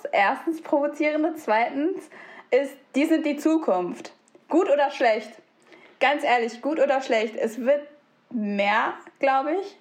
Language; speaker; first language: German; early bilingual, other home language; Turkish